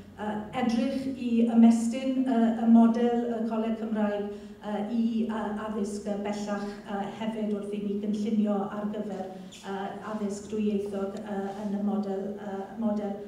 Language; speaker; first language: Welsh; native; Welsh